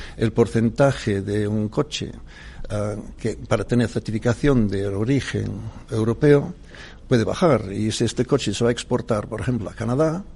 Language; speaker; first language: Spanish; non-native, fluent; English